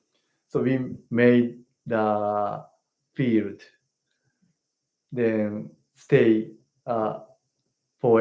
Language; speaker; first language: English; non-native, learner; Japanese